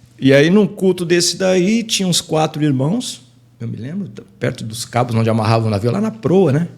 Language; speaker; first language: Portuguese; native; Portuguese